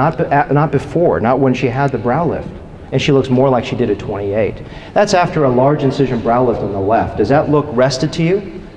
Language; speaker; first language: English; native; English